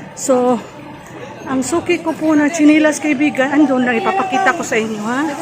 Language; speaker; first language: Filipino; non-native, local second language; Cebuano